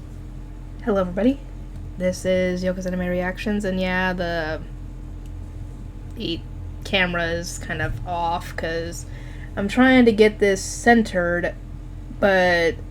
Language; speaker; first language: English; native; English